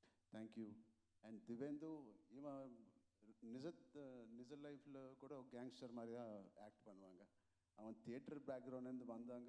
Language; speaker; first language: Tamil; non-native, local second language; Telugu